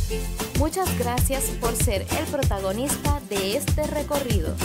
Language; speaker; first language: Spanish; native; Spanish